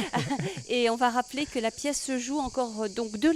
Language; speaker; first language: French; native; French